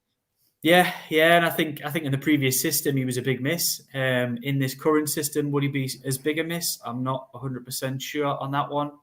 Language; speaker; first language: English; native; English